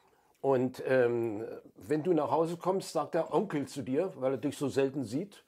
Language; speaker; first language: German; native; German